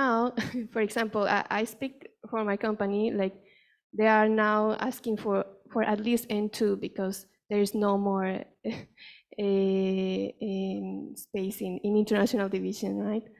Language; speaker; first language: English; non-native, fluent; Spanish